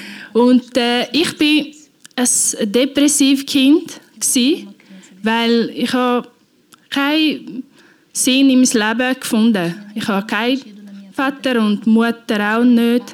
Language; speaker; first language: German; non-native, learner; Portuguese